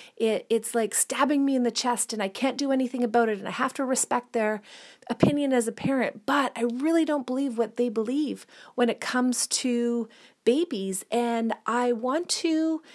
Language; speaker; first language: English; native; English